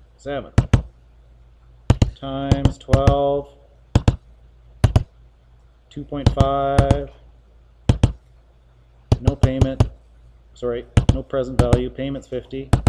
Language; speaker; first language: English; native; English